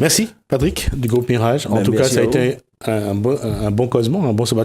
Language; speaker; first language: French; non-native, local second language; Réunion Creole French